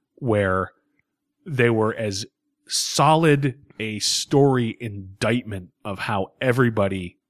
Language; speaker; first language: English; native; English